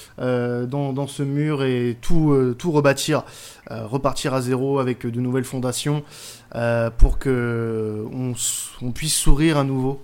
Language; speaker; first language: French; native; French